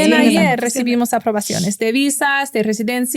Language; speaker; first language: Spanish; non-native, fluent; English